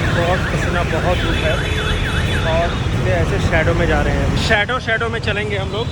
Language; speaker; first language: Hindi; native; Hindi